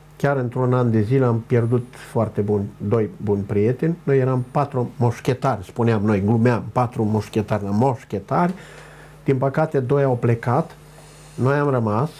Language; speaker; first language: Romanian; non-native, local second language; Ukrainian